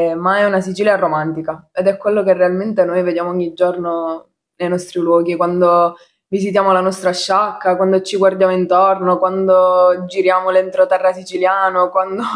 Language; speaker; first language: Italian; native; Italian